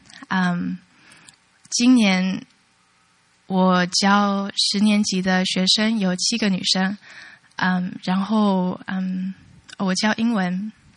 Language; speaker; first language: Chinese; early bilingual, heritage; Chinese